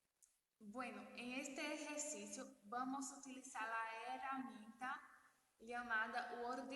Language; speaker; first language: Spanish; non-native, learner; Portuguese